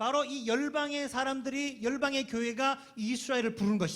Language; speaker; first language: Korean; native; Korean